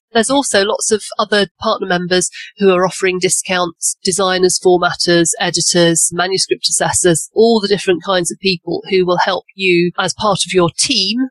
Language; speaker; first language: English; native; English